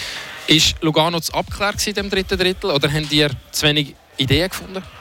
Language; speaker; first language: German; native; German